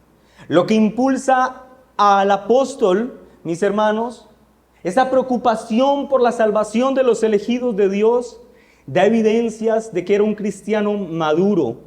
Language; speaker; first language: Spanish; native; Spanish